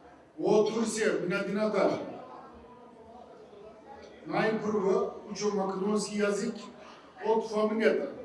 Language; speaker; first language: Macedonian; early bilingual, heritage; Macedonian